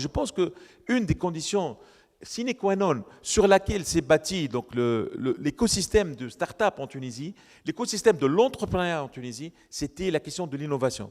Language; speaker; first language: French; non-native, local second language; Arabic